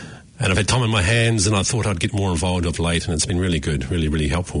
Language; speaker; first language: English; native; English